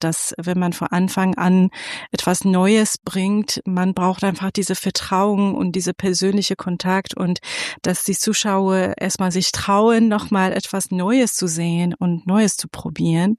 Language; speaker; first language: German; non-native, fluent; Persian